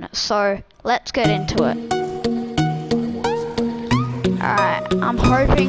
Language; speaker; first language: English; native; English